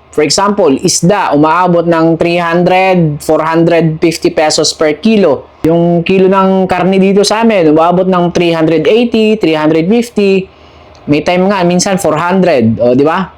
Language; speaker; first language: Filipino; non-native, local second language; Masbatenyo